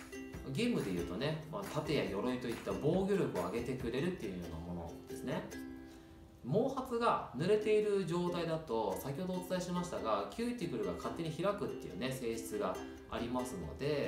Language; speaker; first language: Japanese; native; Japanese